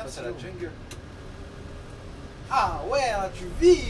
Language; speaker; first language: French; native; French